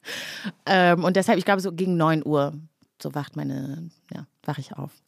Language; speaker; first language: German; early bilingual, other home language; Kinyarwanda